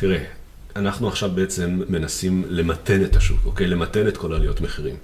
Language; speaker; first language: Hebrew; native; Hebrew